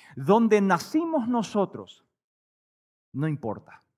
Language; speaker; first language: Spanish; native; Spanish